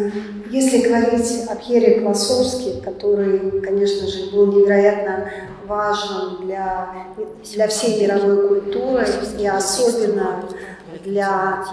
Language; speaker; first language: Russian; native; Russian